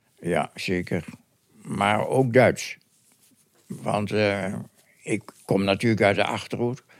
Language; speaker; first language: Dutch; native; Dutch